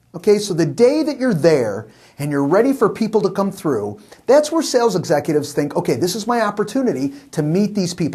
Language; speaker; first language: English; native; English